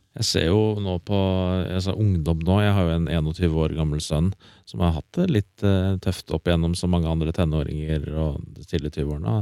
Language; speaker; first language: Norwegian; native; Norwegian